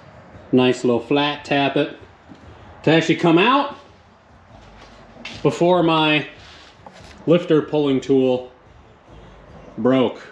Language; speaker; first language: English; native; English